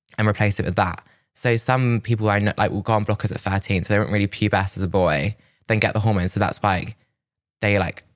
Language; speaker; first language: English; native; English